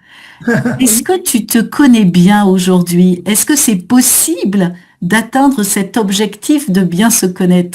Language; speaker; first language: French; native; French